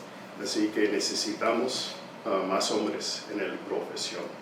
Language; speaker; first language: Spanish; early bilingual, heritage; English